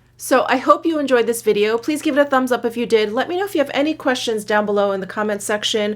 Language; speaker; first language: English; native; English